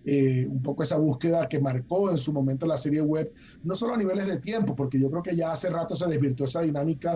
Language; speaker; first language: Spanish; native; Spanish